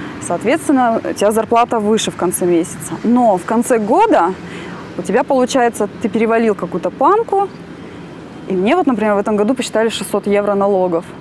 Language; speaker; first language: Russian; native; Russian